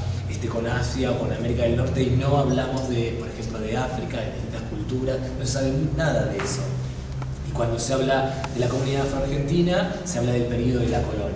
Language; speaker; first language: Spanish; native; Spanish